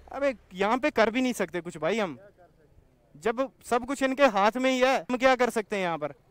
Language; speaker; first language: Hindi; native; Hindi